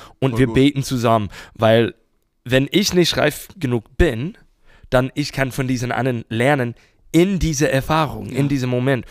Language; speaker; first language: German; non-native, fluent; English